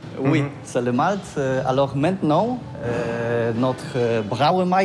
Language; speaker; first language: French; non-native, learner; Polish